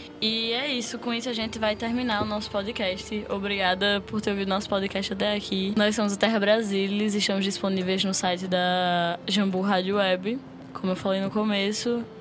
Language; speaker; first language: Portuguese; native; Portuguese